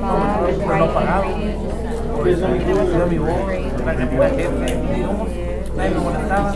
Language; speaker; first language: Spanish; non-native, local second language; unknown